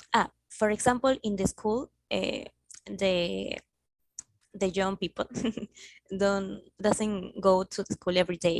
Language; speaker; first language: English; non-native, learner; Spanish